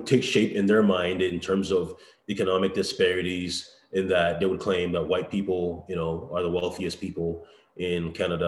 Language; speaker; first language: English; native; English